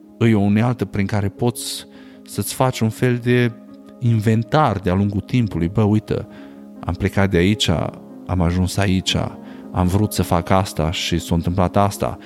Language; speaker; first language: Romanian; native; Romanian